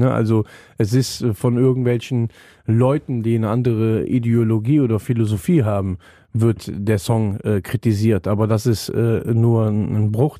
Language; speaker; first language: German; native; German